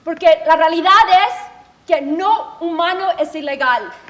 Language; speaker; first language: Spanish; early bilingual, other home language; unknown